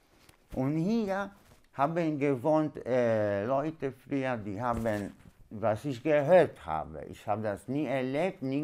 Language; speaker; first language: German; non-native, learner; Polish